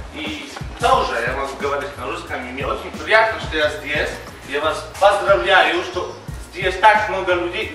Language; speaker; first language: Russian; non-native, fluent; Polish